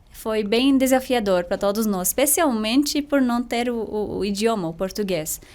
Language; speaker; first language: Portuguese; non-native, fluent; Arabic